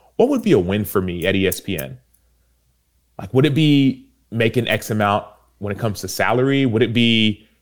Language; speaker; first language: English; early bilingual, other home language; Yoruba